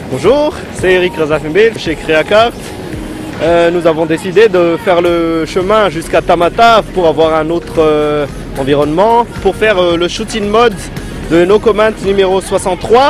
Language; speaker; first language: French; non-native, local second language; Malagasy